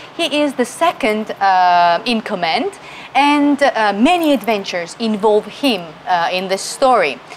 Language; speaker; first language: English; non-native, fluent; Georgian